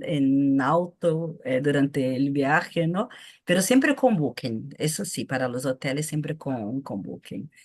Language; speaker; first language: Spanish; non-native, fluent; Portuguese